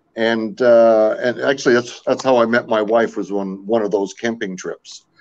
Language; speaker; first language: English; native; English